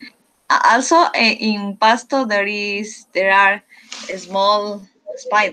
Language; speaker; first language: English; non-native, learner; Spanish